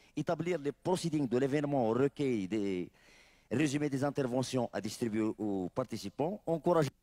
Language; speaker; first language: French; non-native, local second language; Arabic